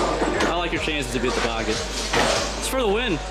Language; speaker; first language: English; native; English